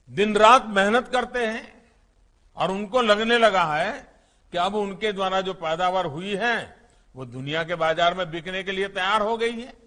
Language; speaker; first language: Hindi; non-native, local second language; Gujarati